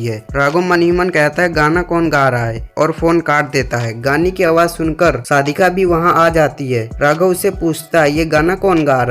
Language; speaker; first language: Hindi; native; Hindi